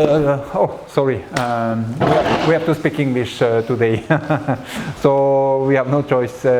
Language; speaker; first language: English; non-native, learner; French